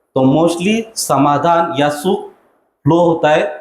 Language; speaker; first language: Hindi; non-native, local second language; Marathi